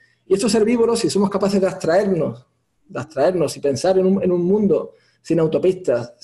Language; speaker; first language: Spanish; native; Spanish